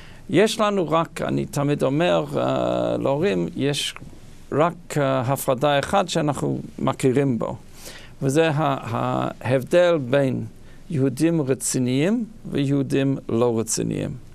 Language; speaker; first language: Hebrew; non-native, fluent; English